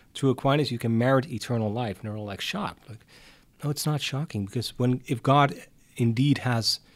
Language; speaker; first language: English; non-native, fluent; Dutch